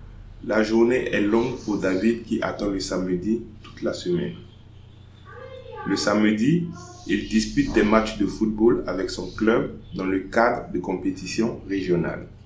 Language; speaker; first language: French; non-native, fluent; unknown